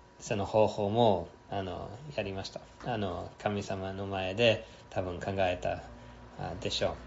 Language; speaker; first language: Japanese; non-native, fluent; English